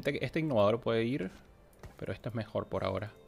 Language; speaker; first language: Spanish; native; Spanish